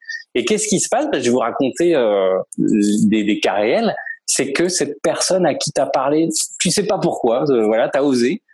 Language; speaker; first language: French; native; French